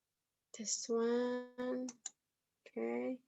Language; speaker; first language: English; non-native, fluent; Indonesian